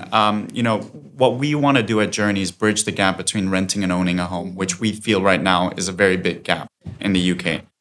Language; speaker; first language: English; non-native, fluent; German